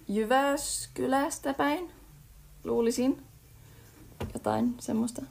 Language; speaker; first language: Finnish; early bilingual, heritage; Finnish